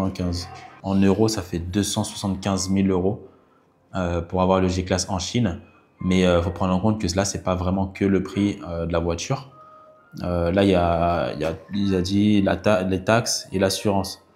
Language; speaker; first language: French; native; French